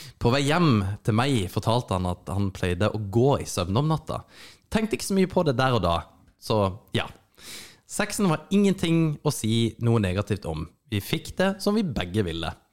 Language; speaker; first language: Norwegian; native; Norwegian